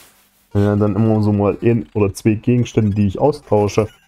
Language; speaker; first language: German; native; German